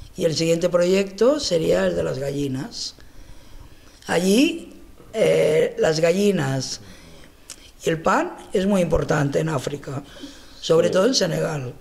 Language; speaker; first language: Spanish; native; Spanish